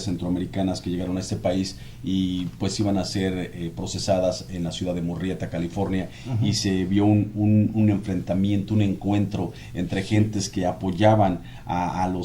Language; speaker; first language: Spanish; native; Spanish